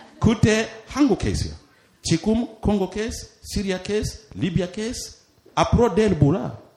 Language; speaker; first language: Korean; non-native, learner; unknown